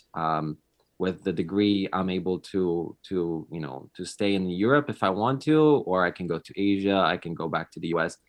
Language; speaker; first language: English; non-native, fluent; Polish